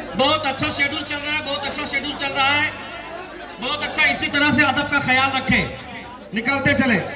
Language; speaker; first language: Urdu; native; Urdu